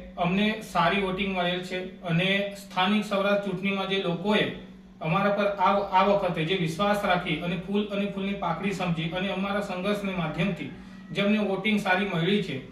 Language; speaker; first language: Gujarati; non-native, local second language; Kukna